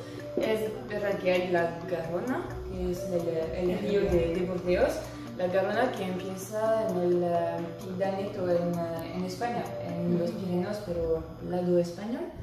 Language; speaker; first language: Spanish; non-native, fluent; French